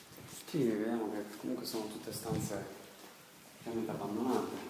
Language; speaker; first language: Italian; native; Italian